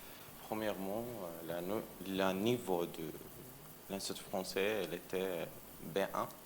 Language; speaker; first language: French; non-native, learner; Arabic